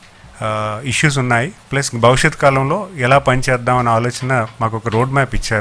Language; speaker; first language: Telugu; native; Telugu